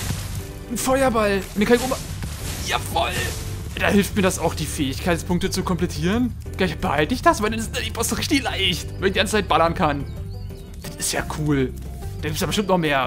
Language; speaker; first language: German; native; German